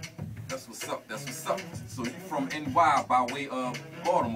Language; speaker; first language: English; native; English